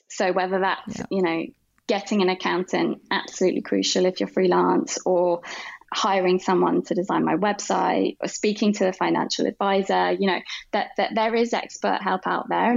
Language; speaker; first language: English; native; English